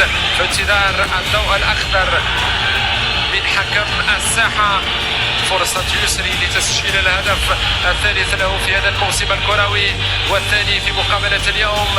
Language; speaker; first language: Arabic; native; Arabic